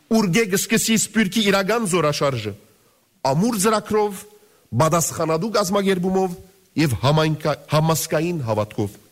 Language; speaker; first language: Armenian; early bilingual, heritage; Armenian